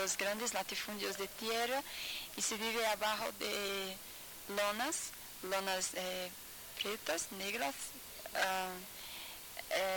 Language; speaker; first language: Spanish; non-native, learner; Portuguese